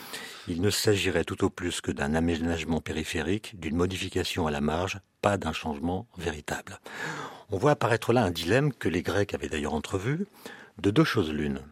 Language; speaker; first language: French; native; French